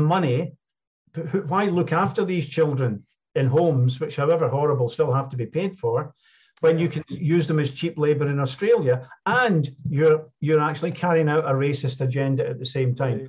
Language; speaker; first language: English; native; English